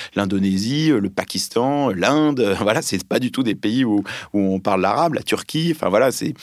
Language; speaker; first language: French; early bilingual, other home language; Arabic